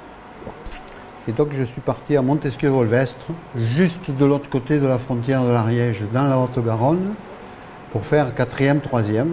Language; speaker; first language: French; native; French